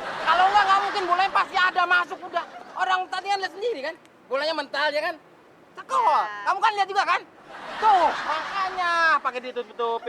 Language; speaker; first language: Indonesian; native; Indonesian